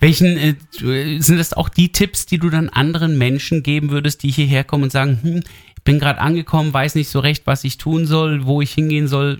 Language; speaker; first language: German; native; German